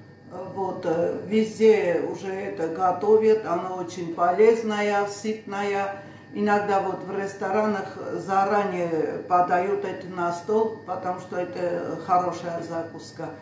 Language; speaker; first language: Russian; non-native, fluent; Armenian